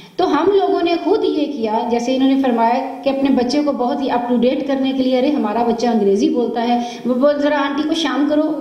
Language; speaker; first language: Urdu; native; Urdu